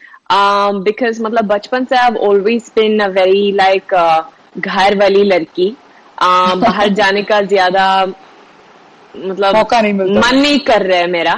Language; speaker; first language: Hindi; non-native, fluent; Swedish